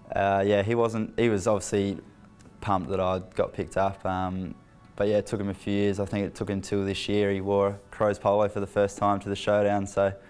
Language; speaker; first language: English; native; English